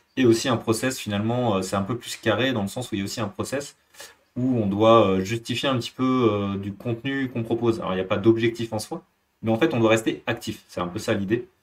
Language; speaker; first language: French; native; French